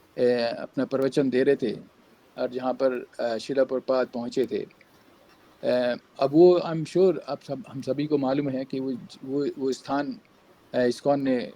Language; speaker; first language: Hindi; native; Hindi